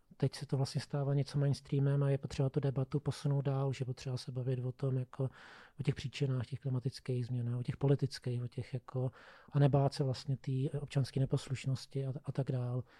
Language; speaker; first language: Czech; native; Czech